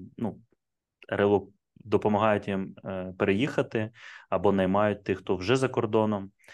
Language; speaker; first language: Ukrainian; non-native, local second language; Russian